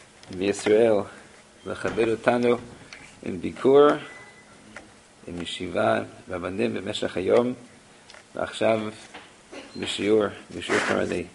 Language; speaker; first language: Hebrew; non-native, fluent; English